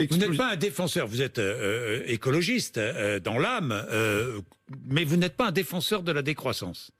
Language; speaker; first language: French; native; French